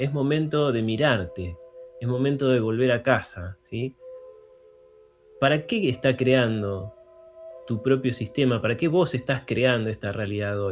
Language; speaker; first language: Spanish; native; Spanish